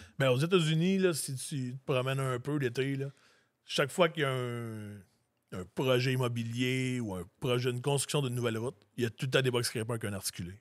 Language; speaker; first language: French; native; French